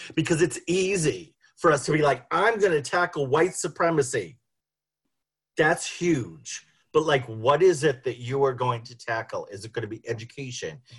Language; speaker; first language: English; native; English